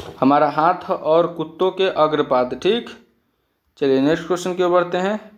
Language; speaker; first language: Hindi; native; Hindi